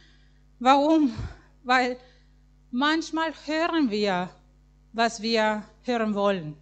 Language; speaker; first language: German; non-native, fluent; Spanish